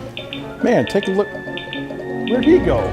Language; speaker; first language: English; native; English